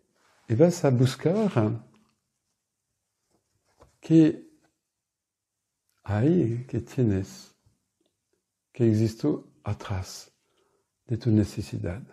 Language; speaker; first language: Spanish; non-native, fluent; French